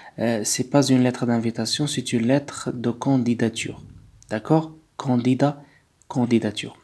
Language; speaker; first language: French; non-native, local second language; Arabic